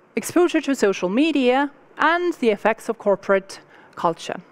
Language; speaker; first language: English; non-native, fluent; Estonian